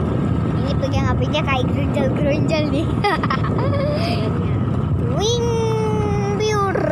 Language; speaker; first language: Indonesian; native; Indonesian